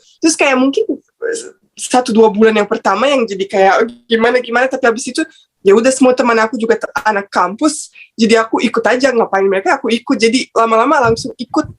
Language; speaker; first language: Indonesian; non-native, fluent; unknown